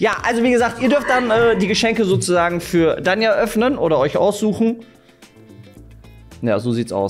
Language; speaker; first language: German; native; German